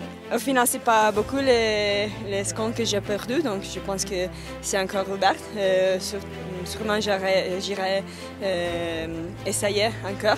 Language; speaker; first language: French; non-native, fluent; Italian